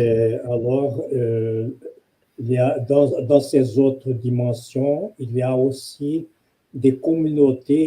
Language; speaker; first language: French; non-native, fluent; Portuguese